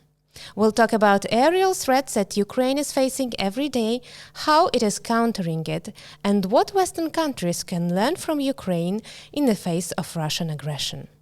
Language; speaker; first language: English; non-native, fluent; Ukrainian